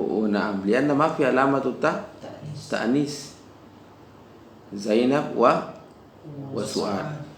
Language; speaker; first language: Arabic; non-native, fluent; Indonesian